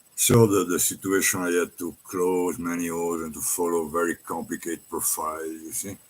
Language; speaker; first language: English; non-native, fluent; Italian